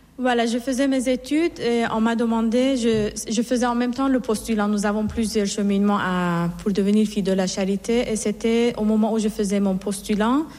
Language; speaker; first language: French; non-native, learner; Persian